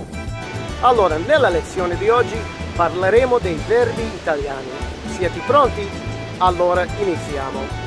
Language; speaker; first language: Italian; non-native, fluent; English